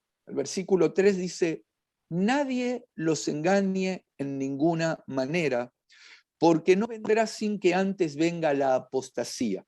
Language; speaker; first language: Spanish; native; Spanish